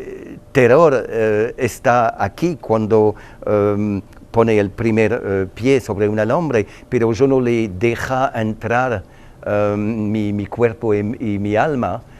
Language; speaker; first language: Spanish; non-native, learner; French